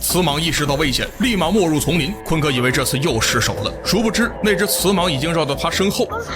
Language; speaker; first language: Chinese; native; Chinese